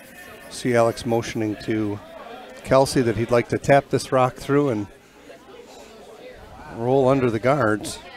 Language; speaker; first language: English; native; English